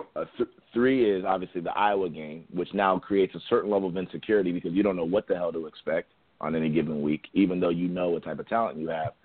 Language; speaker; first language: English; native; English